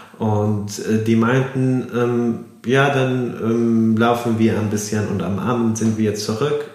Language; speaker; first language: German; non-native, fluent; Arabic